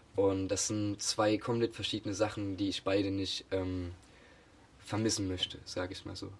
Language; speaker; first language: German; native; German